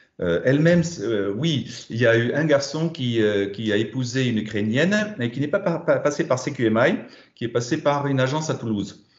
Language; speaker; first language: French; non-native, fluent; German